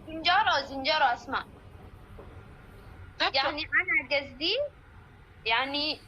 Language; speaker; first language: Arabic; non-native, learner; Oromo